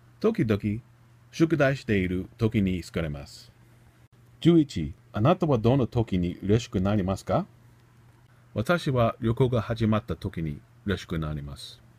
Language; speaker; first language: Japanese; non-native, learner; English